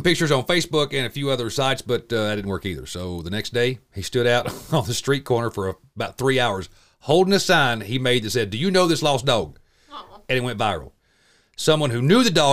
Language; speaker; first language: English; native; English